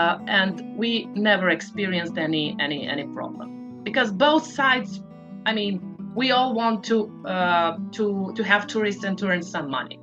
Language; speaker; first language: English; non-native, fluent; Serbian